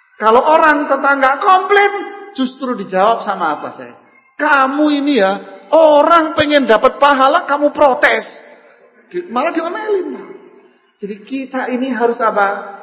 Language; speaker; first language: Indonesian; non-native, local second language; Javanese